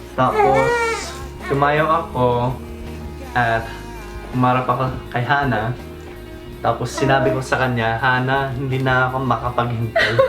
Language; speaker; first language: Filipino; non-native, fluent; English